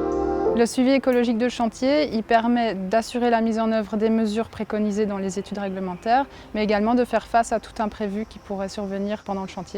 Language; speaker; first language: French; native; French